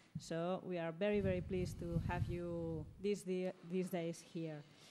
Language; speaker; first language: English; non-native, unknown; Catalan